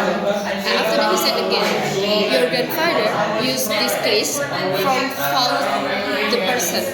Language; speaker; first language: English; non-native, learner; Indonesian